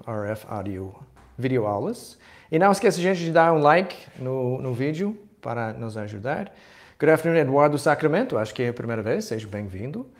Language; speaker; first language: Portuguese; non-native, fluent; English